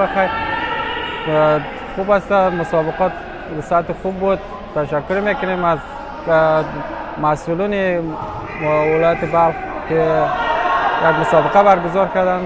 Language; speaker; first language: Persian; native; Persian